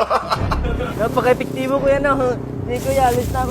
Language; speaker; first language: Filipino; non-native, local second language; Cebuano